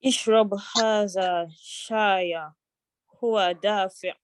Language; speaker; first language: Arabic; non-native, learner; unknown